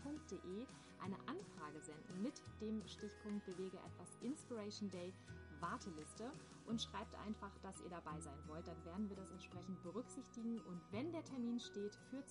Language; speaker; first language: German; native; German